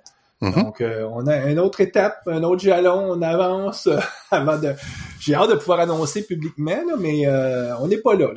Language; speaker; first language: French; native; French